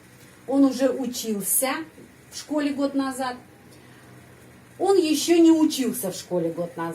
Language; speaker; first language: Russian; non-native, fluent; Indonesian